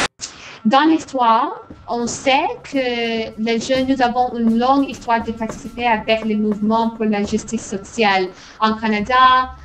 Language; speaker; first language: French; non-native, fluent; English